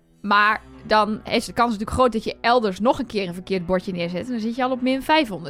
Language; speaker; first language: Dutch; native; Dutch